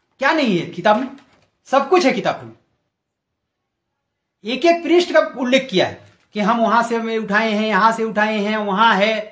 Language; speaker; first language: Hindi; non-native, local second language; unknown